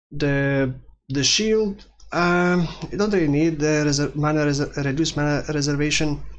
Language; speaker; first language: English; non-native, fluent; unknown